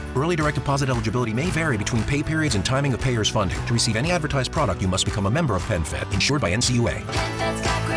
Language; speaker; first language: Spanish; native; Spanish